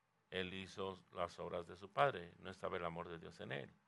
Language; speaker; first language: Spanish; native; Spanish